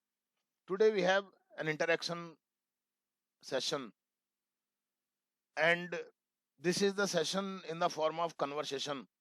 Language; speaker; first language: English; non-native, local second language; Hindi